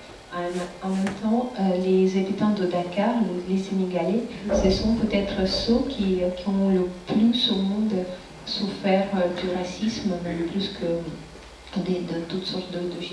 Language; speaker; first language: French; non-native, fluent; Russian